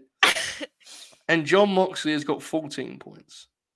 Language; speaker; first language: English; native; English